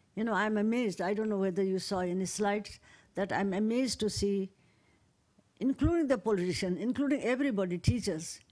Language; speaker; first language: English; non-native, local second language; Nepali